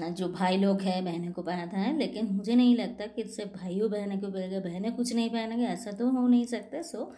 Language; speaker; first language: Hindi; non-native, local second language; Bangla